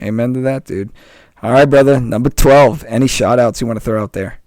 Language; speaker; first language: English; native; English